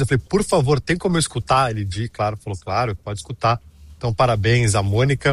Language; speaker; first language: Portuguese; native; Portuguese